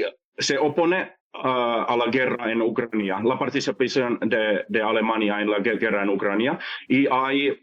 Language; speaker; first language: Spanish; non-native, fluent; Finnish